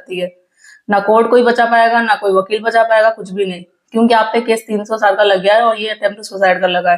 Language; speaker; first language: Hindi; native; Hindi